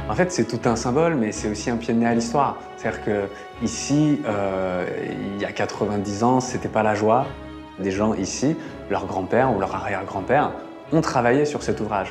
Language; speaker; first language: French; native; French